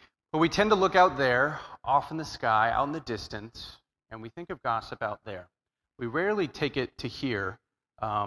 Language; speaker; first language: English; native; English